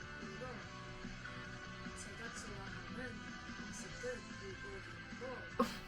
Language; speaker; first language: Korean; non-native, learner; English